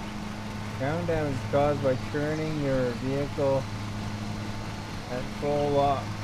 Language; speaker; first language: English; native; English